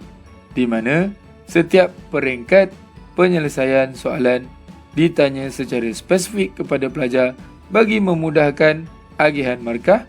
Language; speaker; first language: Malay; native; Malay